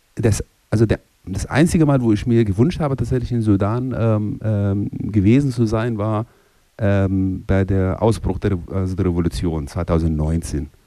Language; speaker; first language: German; non-native, fluent; Arabic